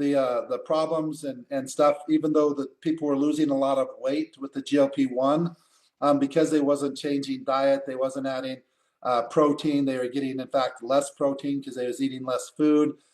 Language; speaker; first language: English; native; English